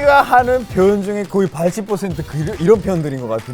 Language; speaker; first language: Korean; non-native, fluent; Spanish